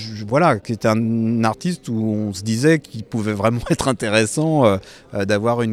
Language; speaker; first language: French; native; French